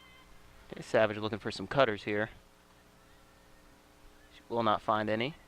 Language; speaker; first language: English; native; English